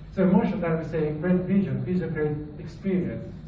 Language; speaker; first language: English; non-native, learner; Italian